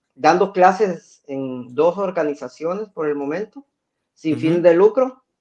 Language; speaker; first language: Spanish; native; Spanish